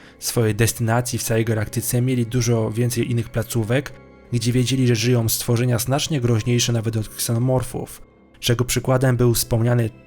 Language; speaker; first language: Polish; native; Polish